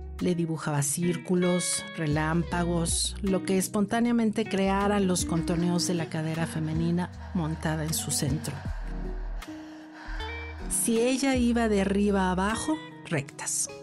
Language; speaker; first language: Spanish; native; Spanish